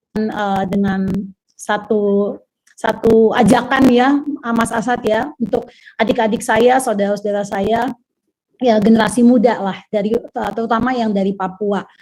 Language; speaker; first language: Indonesian; native; Indonesian